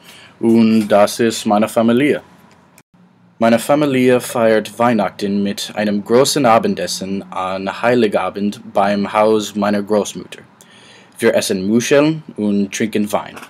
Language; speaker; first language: German; non-native, learner; English